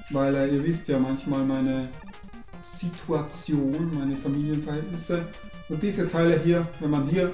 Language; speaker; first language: German; native; German